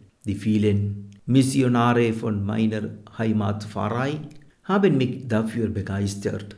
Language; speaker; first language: German; non-native, fluent; Malayalam